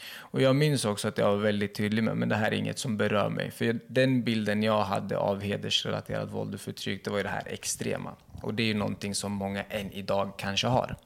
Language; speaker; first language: Swedish; early bilingual, other home language; Kurdish